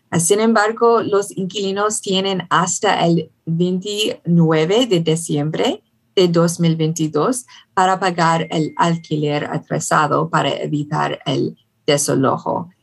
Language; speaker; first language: Spanish; non-native, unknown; English